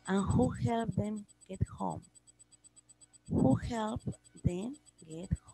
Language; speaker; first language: English; non-native, learner; Spanish